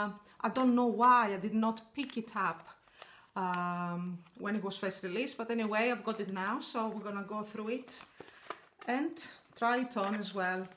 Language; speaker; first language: English; non-native, fluent; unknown